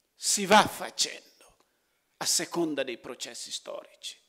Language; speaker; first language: Italian; non-native, fluent; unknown